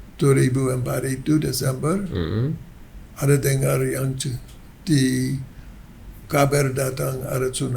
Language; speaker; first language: Indonesian; non-native, learner; English